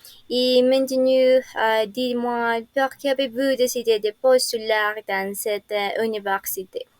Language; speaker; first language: French; non-native, fluent; Spanish